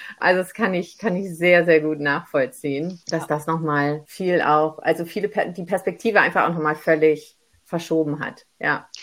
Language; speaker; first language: German; native; German